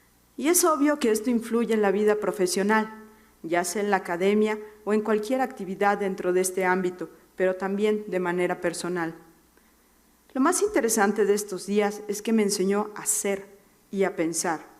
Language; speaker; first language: Spanish; native; Spanish